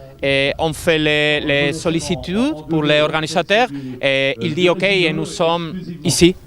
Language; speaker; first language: French; non-native, learner; Spanish